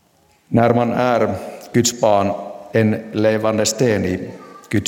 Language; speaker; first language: Swedish; non-native, local second language; Finnish